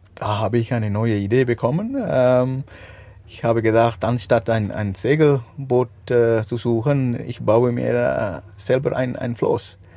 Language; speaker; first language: German; non-native, fluent; Sinhala